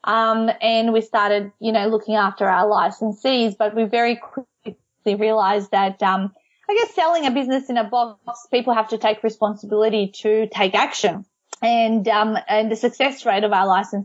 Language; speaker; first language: English; non-native, fluent; Macedonian